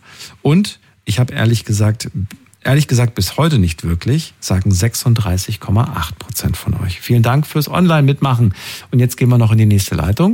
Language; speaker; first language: German; native; German